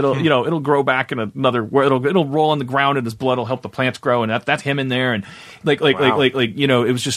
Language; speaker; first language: English; native; English